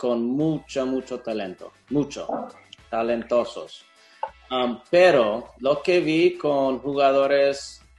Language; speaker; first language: Spanish; non-native, fluent; English